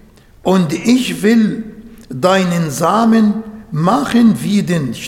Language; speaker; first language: German; non-native, fluent; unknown